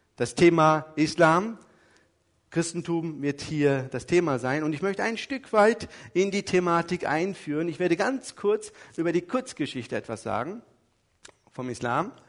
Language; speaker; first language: German; early bilingual, other home language; Turkish